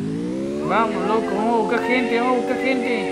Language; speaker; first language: Spanish; native; Spanish